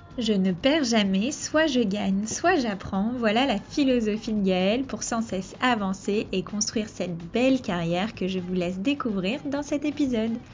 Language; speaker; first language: French; native; French